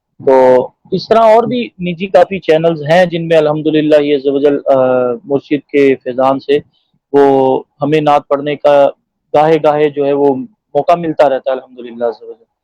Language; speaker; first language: Urdu; non-native, local second language; Punjabi